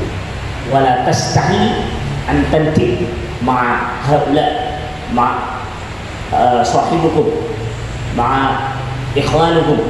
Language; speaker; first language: Arabic; non-native, learner; Indonesian